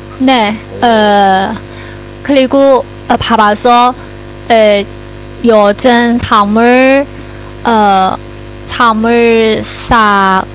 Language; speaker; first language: Korean; non-native, learner; Chinese